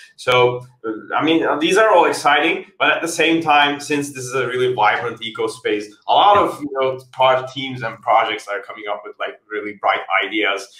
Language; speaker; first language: English; non-native, fluent; Turkish